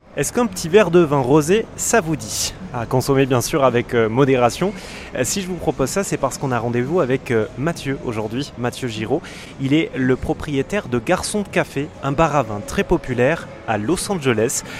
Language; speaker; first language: French; native; French